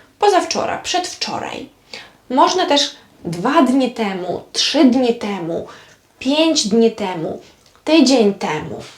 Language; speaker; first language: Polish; non-native, fluent; Ukrainian